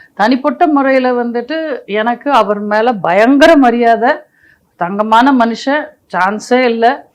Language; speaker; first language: Tamil; non-native, local second language; Telugu